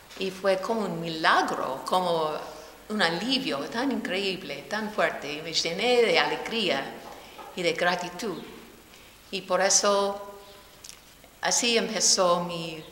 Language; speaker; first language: Spanish; non-native, fluent; English